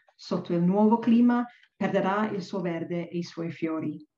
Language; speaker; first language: Italian; non-native, fluent; Welsh